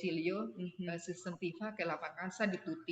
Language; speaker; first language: Italian; non-native, learner; Indonesian